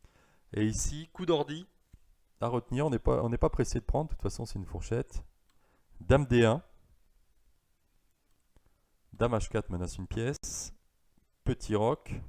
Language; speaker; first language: French; native; French